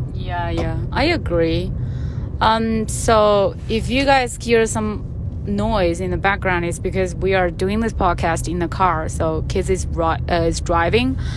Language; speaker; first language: English; non-native, fluent; Chinese